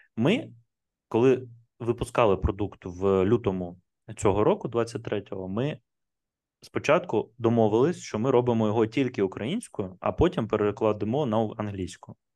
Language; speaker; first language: Ukrainian; non-native, local second language; Russian